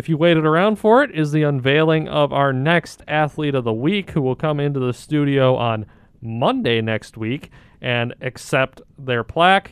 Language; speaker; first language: English; native; English